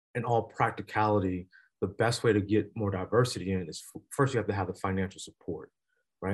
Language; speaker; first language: English; native; English